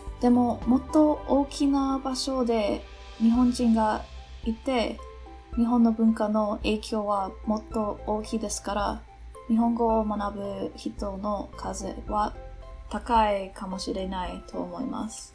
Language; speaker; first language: Japanese; non-native, learner; English